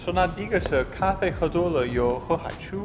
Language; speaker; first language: Chinese; non-native, learner; English